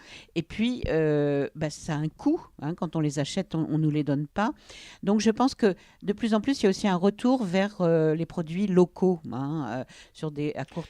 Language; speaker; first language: French; native; French